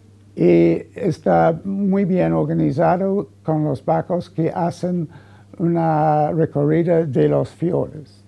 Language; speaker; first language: Spanish; non-native, fluent; English